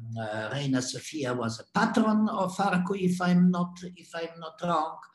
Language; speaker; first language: English; non-native, fluent; Russian